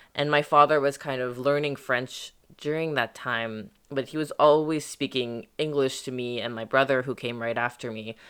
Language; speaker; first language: English; early bilingual, other home language; French